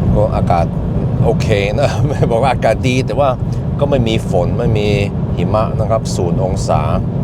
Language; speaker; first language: Thai; non-native, fluent; Swedish